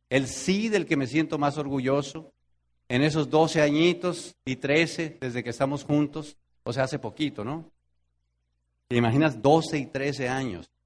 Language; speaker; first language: Spanish; native; Spanish